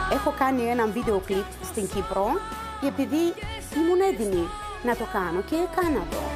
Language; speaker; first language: Greek; non-native, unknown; Romanian